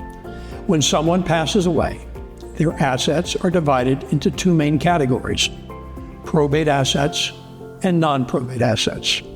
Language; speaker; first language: English; native; English